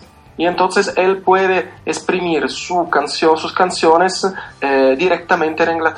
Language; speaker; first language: Spanish; non-native, fluent; Italian